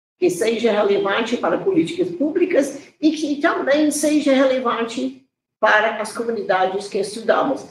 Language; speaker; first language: Portuguese; non-native, fluent; English